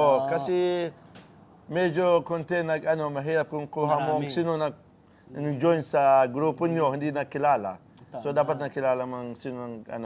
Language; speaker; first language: Filipino; non-native, learner; Arabic